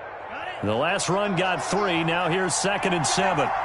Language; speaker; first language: English; native; English